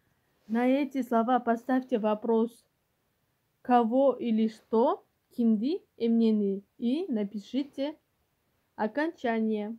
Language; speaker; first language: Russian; non-native, local second language; Kyrgyz